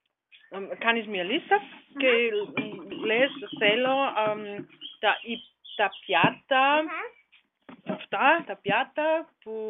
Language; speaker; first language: Greek; non-native, learner; German